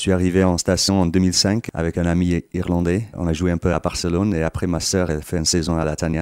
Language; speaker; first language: French; non-native, fluent; English